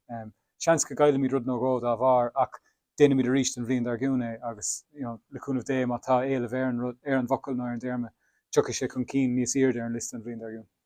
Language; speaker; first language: Irish; native; Irish